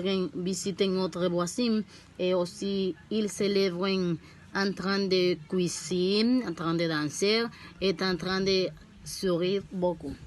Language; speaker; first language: French; non-native, learner; Spanish